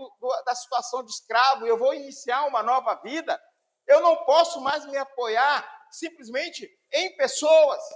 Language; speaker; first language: Portuguese; native; Portuguese